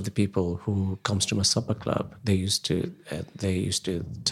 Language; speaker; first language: English; non-native, local second language; Nepali